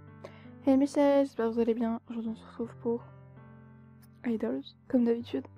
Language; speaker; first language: French; native; French